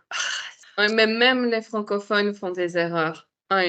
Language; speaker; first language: French; native; French